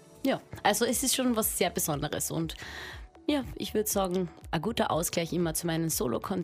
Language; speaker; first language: German; native; German